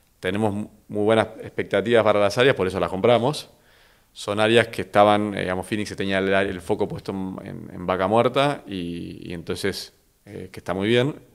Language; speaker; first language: Spanish; native; Spanish